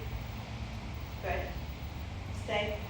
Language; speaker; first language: English; native; English